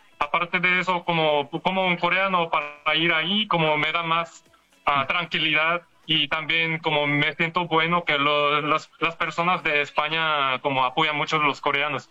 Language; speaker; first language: Spanish; non-native, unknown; Korean